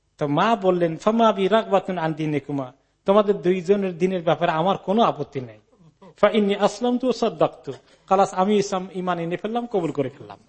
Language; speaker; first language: Bangla; native; Bangla